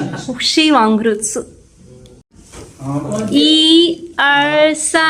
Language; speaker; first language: Chinese; non-native, learner; Urdu